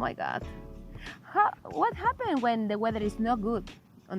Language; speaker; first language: English; non-native, learner; Spanish